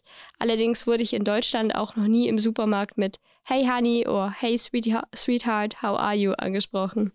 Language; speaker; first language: German; native; German